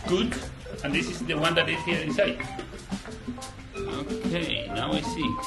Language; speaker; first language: English; non-native, learner; Spanish